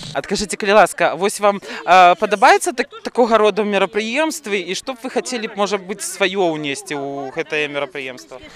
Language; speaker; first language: Belarusian; non-native, local second language; Russian